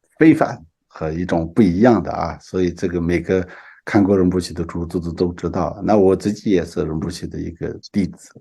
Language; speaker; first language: Chinese; non-native, local second language; Tibetan